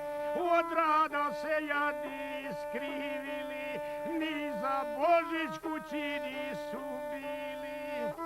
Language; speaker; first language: Bosnian; native; Bosnian